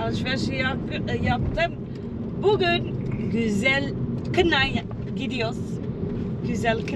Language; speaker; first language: Turkish; non-native, learner; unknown